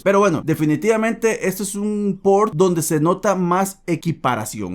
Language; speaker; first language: Spanish; native; Spanish